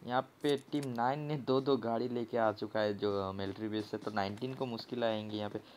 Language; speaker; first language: Hindi; non-native, local second language; Assamese